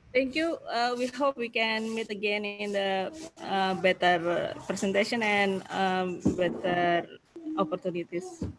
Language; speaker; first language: English; non-native, fluent; Indonesian